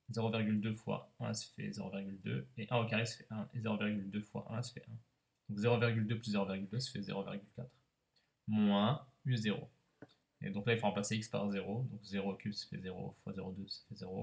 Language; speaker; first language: French; native; French